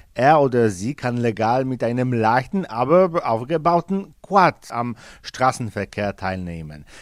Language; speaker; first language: German; non-native, fluent; Polish